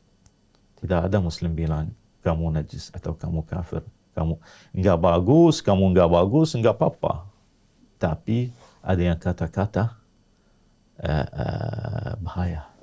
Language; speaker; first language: Indonesian; non-native, learner; Arabic